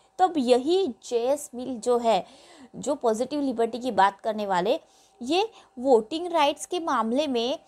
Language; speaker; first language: Hindi; non-native, local second language; Marathi